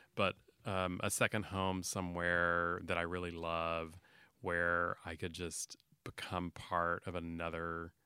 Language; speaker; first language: English; native; English